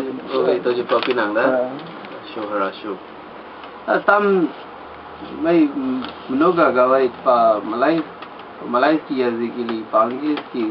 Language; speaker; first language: Russian; non-native, learner; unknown